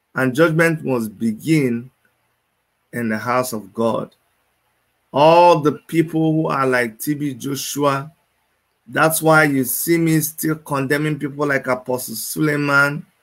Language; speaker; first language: English; non-native, local second language; Igbo